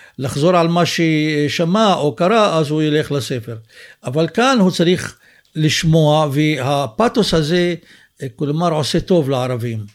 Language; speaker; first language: Hebrew; non-native, local second language; Arabic